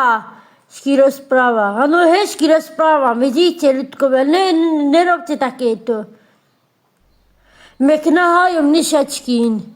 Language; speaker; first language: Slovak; non-native, local second language; Romany